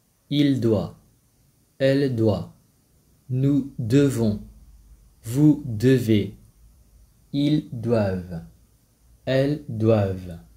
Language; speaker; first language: French; non-native, fluent; Vietnamese